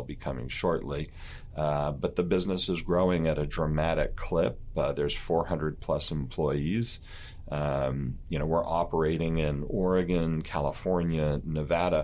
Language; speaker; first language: English; native; English